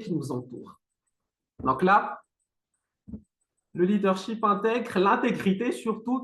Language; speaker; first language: French; non-native, local second language; Malagasy